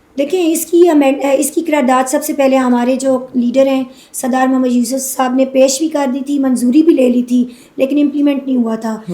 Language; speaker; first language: Urdu; non-native, local second language; Northern Hindko